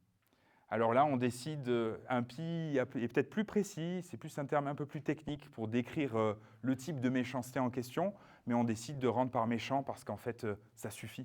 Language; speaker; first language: French; native; French